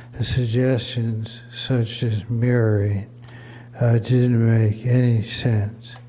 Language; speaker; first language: English; native; English